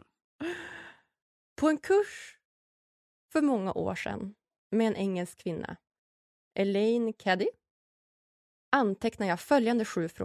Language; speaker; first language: Swedish; native; Swedish